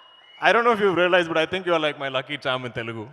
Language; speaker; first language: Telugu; non-native, learner; Malayalam